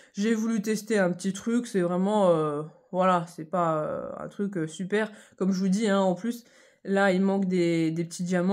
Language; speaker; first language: French; native; French